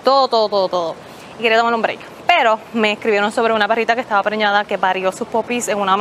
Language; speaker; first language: Spanish; early bilingual, heritage; English